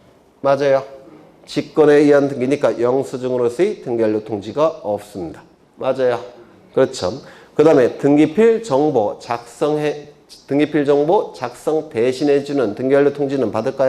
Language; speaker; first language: Korean; native; Korean